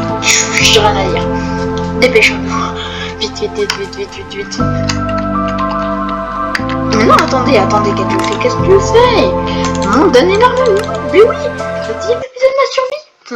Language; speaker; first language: French; native; French